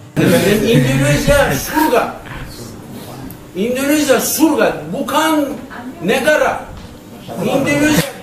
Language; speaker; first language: Indonesian; non-native, learner; Turkish